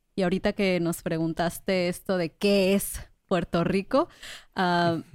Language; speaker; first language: Spanish; native; Spanish